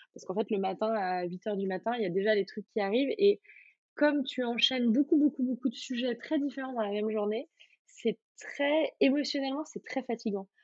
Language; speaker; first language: French; native; French